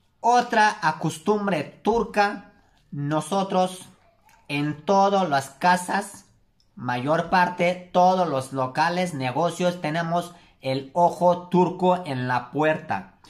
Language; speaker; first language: Spanish; non-native, learner; Turkish